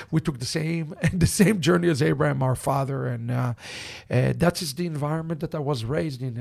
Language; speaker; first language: English; non-native, fluent; Hebrew